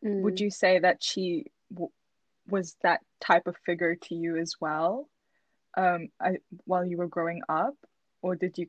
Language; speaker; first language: English; early bilingual, other home language; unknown